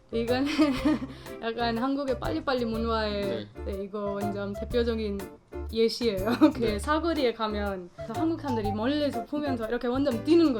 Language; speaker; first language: Korean; non-native, fluent; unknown